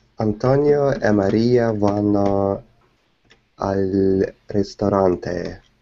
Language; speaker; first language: Italian; non-native, learner; Russian